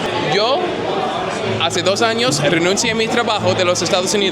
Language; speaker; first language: Spanish; non-native, learner; English